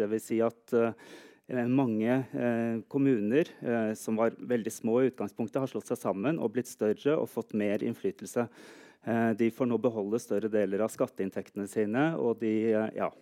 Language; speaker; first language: Norwegian; native; Norwegian